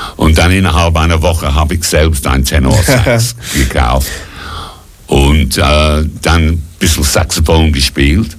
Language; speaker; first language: German; non-native, fluent; English